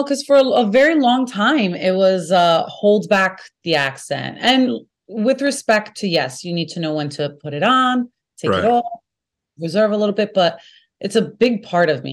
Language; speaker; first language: English; native; English